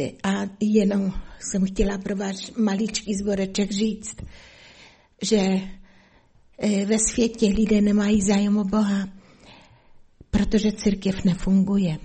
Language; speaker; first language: Czech; non-native, fluent; Polish